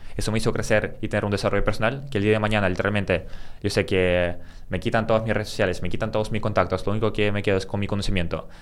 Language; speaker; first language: Spanish; early bilingual, other home language; Russian